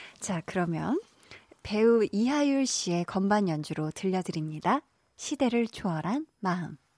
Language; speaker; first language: Korean; native; Korean